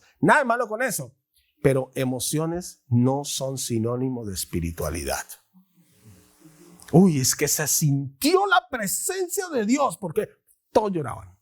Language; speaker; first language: Spanish; native; Spanish